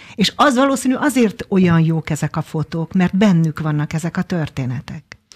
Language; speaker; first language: Hungarian; native; Hungarian